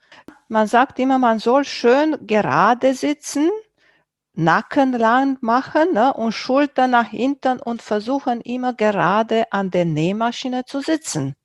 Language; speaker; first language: German; non-native, fluent; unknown